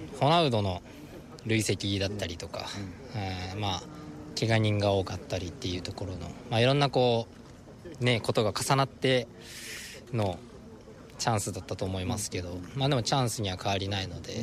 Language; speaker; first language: Japanese; native; Japanese